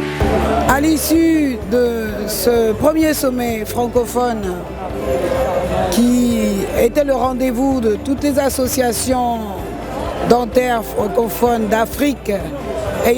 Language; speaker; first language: French; non-native, local second language; Arabic